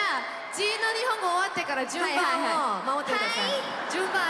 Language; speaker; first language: Japanese; non-native, learner; Korean